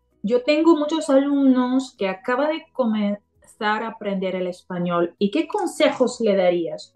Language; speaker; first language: Spanish; non-native, fluent; Bulgarian